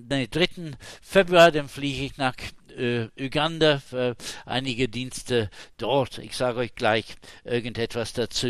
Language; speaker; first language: German; non-native, fluent; English